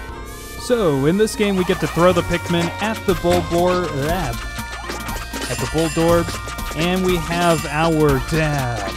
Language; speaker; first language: English; native; English